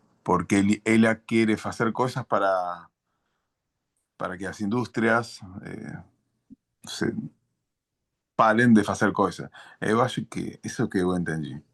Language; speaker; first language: Portuguese; non-native, learner; Spanish